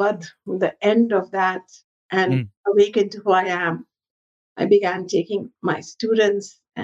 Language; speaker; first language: English; non-native, local second language; Hindi